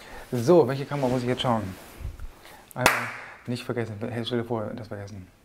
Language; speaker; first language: German; native; German